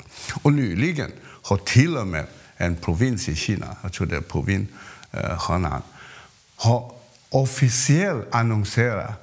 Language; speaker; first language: Swedish; non-native, fluent; Cantonese